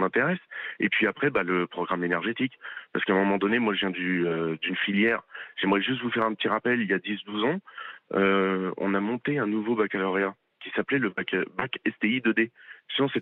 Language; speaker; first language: French; native; French